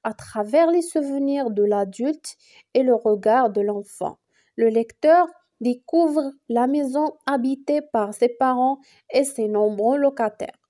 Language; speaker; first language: French; non-native, local second language; Arabic